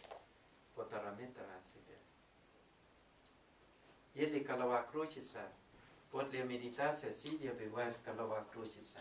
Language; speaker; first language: Russian; non-native, fluent; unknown